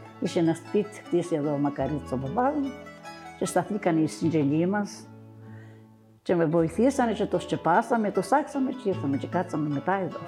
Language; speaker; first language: Greek; native; Greek